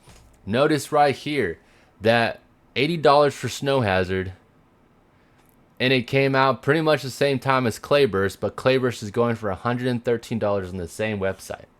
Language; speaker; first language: English; native; English